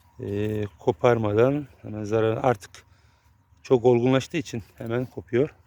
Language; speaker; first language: Turkish; native; Turkish